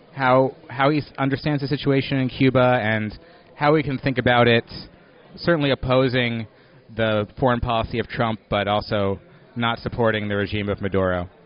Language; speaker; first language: English; non-native, fluent; Spanish